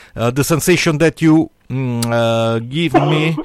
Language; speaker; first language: English; non-native, learner; Italian